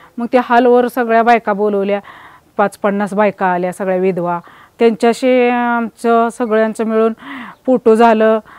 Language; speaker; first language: Marathi; native; Marathi